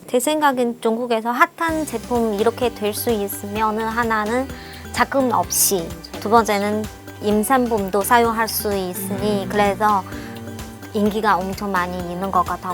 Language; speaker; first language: Korean; non-native, fluent; Chinese